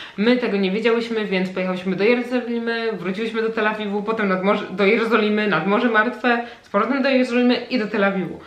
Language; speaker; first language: Polish; native; Polish